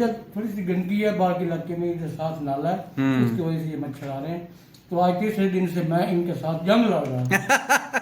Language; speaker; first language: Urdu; non-native, local second language; Punjabi